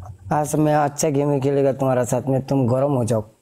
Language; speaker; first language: Hindi; non-native, fluent; Bangla